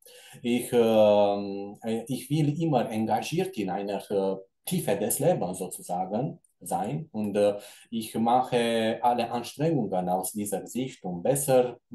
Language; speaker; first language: German; non-native, fluent; Romanian